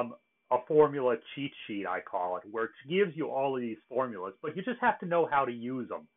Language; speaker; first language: English; native; English